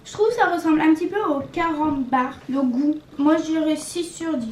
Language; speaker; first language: French; native; French